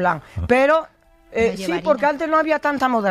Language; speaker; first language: Spanish; native; Spanish